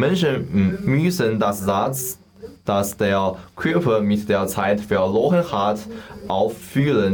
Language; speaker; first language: German; non-native, learner; Chinese